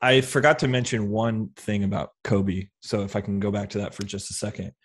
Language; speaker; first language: English; native; English